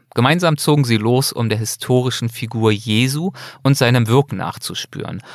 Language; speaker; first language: German; native; German